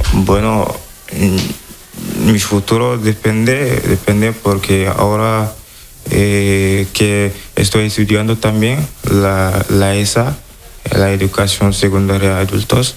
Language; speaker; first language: Spanish; non-native, learner; Wolof